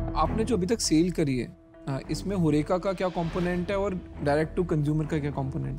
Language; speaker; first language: Hindi; native; Hindi